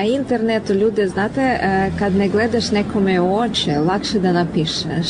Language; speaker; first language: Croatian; non-native, fluent; Ukrainian